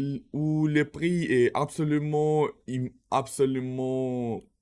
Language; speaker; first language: French; non-native, learner; Russian